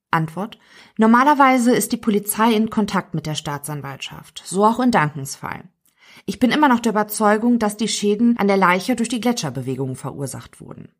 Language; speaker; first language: German; native; German